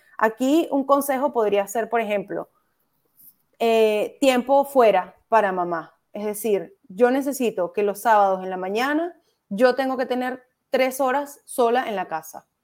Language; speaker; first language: Spanish; native; Spanish